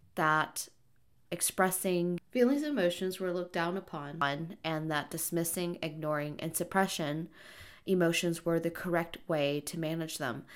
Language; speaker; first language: English; native; English